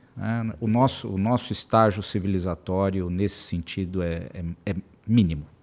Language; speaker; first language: Portuguese; native; Portuguese